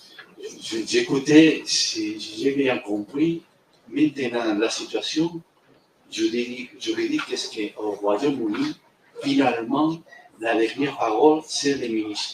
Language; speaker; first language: French; non-native, fluent; Spanish